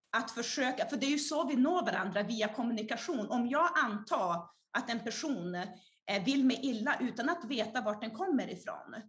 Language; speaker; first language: Swedish; early bilingual, other home language; Portuguese